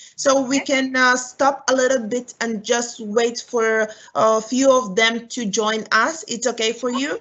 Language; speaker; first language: English; non-native, fluent; Romanian